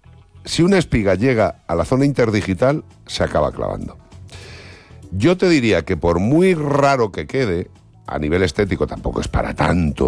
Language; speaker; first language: Spanish; native; Spanish